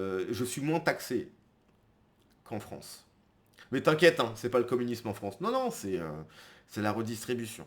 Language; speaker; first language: French; native; French